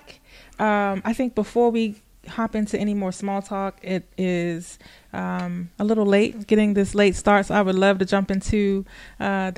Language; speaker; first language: English; native; English